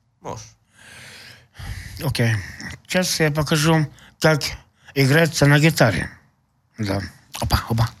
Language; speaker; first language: Russian; non-native, local second language; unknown